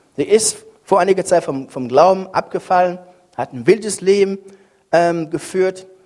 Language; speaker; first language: German; non-native, fluent; French